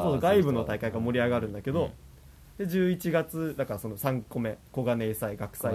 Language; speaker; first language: Japanese; native; Japanese